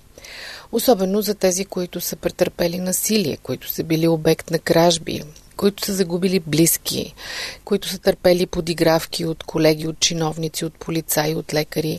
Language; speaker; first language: Bulgarian; native; Bulgarian